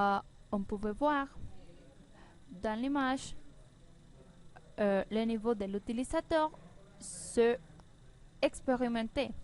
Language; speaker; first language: French; non-native, learner; Spanish